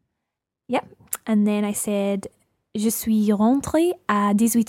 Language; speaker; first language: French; non-native, learner; English